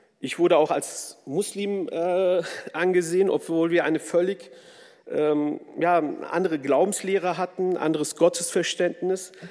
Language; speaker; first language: German; early bilingual, other home language; Kurdish